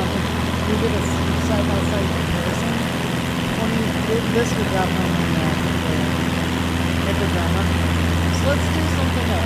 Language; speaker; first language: English; native; English